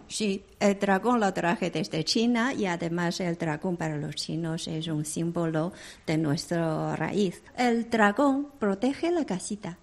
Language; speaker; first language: Spanish; non-native, fluent; Chinese